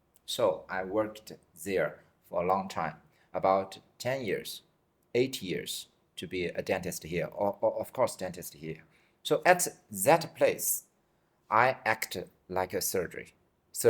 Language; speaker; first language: English; non-native, fluent; Chinese